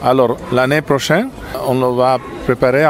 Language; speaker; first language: French; non-native, learner; Italian